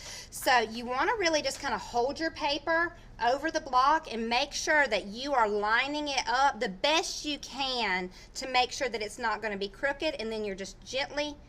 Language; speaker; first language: English; native; English